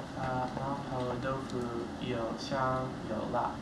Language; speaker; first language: Chinese; non-native, learner; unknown